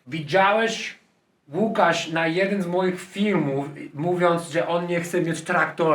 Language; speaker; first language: Polish; non-native, learner; English